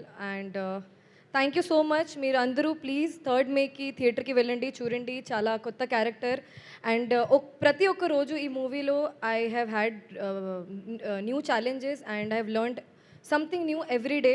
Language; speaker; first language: Telugu; non-native, fluent; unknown